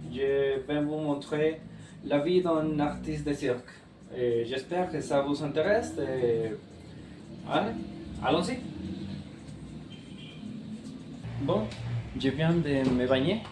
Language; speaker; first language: French; non-native, fluent; Spanish